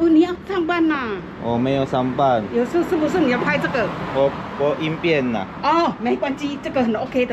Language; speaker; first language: Chinese; non-native, learner; Filipino